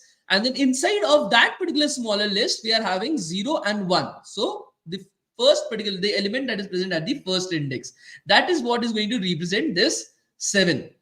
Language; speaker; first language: English; non-native, local second language; Hindi